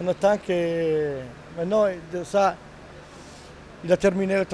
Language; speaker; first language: French; non-native, learner; Italian